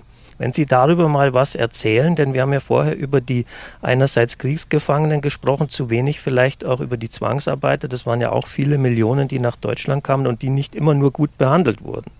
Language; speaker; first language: German; native; German